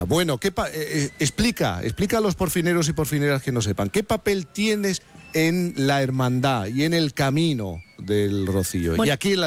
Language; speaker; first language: Spanish; native; Spanish